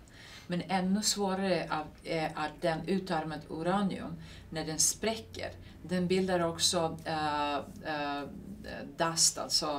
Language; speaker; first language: Swedish; non-native, fluent; Serbian